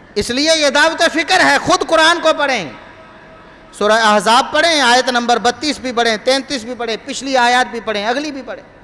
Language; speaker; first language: Urdu; non-native, local second language; Punjabi